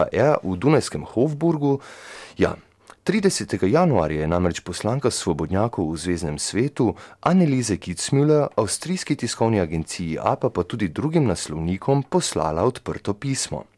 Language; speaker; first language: Slovenian; native; Slovenian